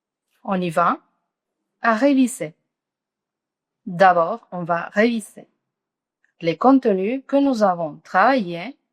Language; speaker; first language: French; non-native, fluent; Spanish